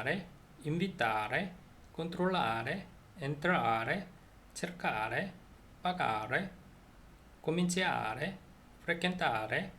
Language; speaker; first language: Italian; non-native, learner; Korean